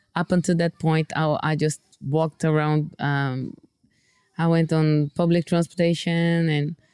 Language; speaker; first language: English; non-native, fluent; Portuguese